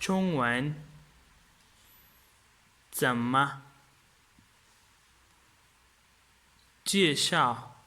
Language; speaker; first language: Chinese; non-native, fluent; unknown